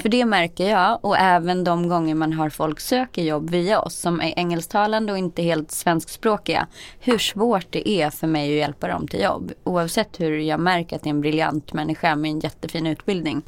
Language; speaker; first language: Swedish; native; Swedish